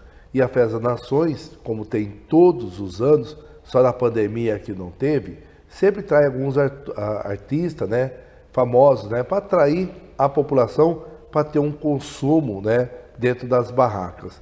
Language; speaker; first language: Portuguese; native; Portuguese